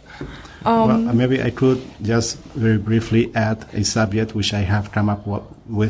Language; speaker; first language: English; non-native, fluent; Spanish